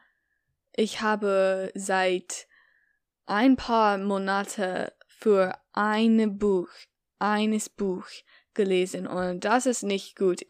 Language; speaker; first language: German; non-native, learner; English